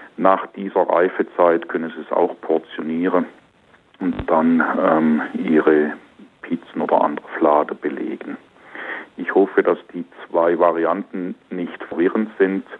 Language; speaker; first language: German; native; German